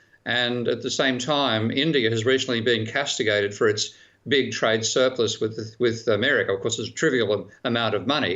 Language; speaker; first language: English; native; English